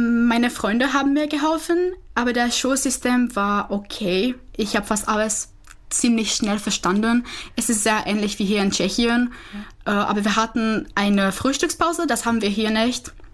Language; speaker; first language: German; non-native, learner; Czech